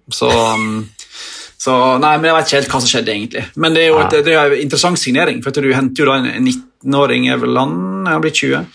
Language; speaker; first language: Norwegian; native; Norwegian